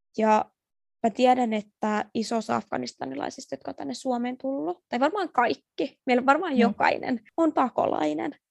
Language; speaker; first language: Finnish; early bilingual, other home language; Persian